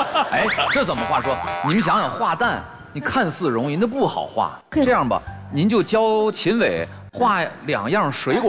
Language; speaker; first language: Chinese; native; Chinese